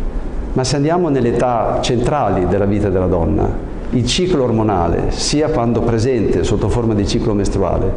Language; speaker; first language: Italian; native; Italian